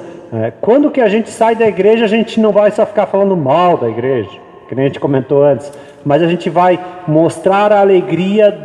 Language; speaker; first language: Portuguese; native; Portuguese